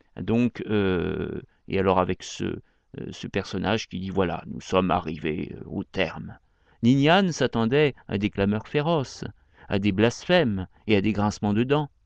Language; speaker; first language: French; native; French